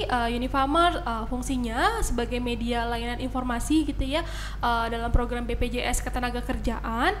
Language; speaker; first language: Indonesian; native; Indonesian